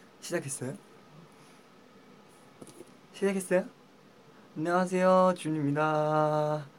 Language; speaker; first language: Korean; non-native, fluent; Chinese